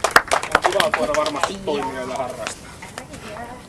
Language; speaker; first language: Finnish; native; Finnish